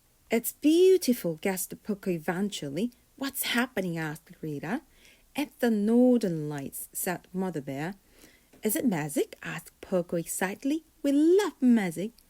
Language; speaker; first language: English; non-native, fluent; Korean